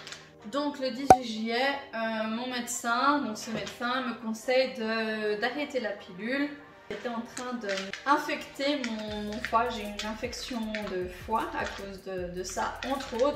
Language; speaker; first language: French; native; French